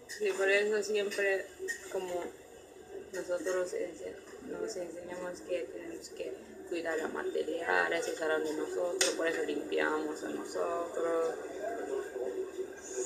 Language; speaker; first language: Spanish; non-native, learner; Japanese